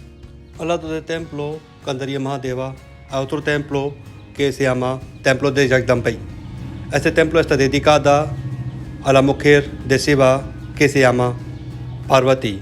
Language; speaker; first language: Spanish; non-native, learner; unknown